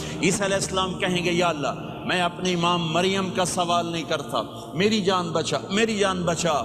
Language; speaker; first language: Urdu; non-native, local second language; Punjabi